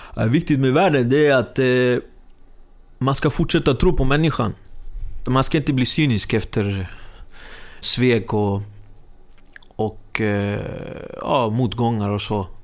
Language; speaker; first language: Swedish; early bilingual, other home language; Spanish